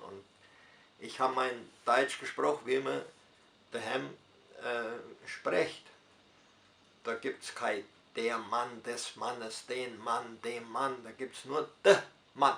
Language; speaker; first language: German; early bilingual, heritage; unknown